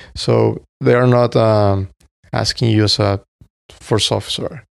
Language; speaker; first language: English; non-native, fluent; Spanish